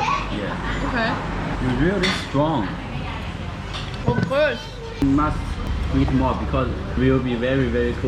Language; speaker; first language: English; non-native, learner; Chinese